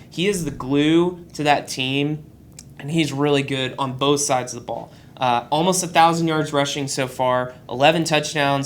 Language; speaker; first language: English; native; English